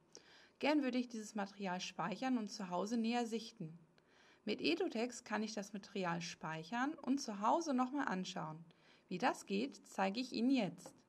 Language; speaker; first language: German; native; German